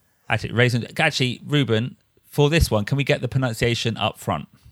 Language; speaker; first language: English; native; English